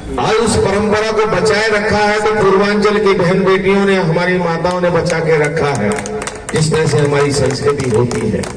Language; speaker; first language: Hindi; native; Hindi